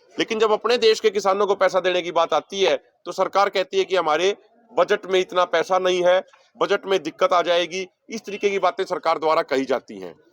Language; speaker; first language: Hindi; native; Hindi